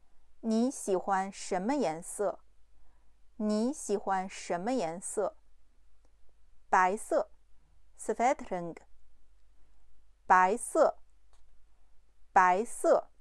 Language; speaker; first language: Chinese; non-native, fluent; Urdu